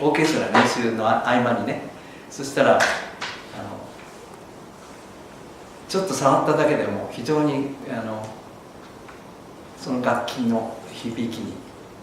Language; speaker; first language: Japanese; native; Japanese